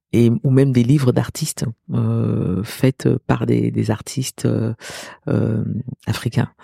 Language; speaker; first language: French; early bilingual, other home language; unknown